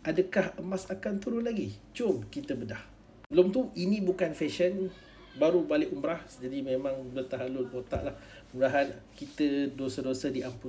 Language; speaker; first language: Malay; native; Malay